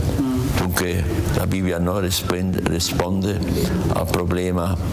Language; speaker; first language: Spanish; non-native, learner; German